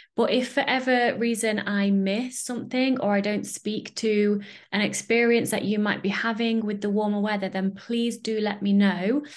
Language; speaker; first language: English; native; English